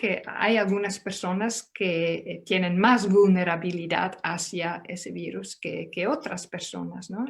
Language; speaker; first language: Spanish; non-native, fluent; Dutch